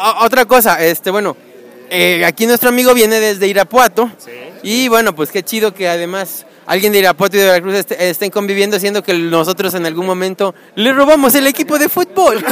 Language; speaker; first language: Spanish; native; Spanish